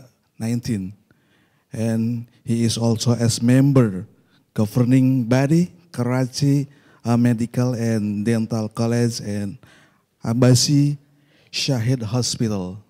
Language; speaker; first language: English; non-native, local second language; Indonesian